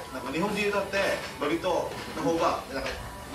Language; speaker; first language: Japanese; non-native, fluent; Indonesian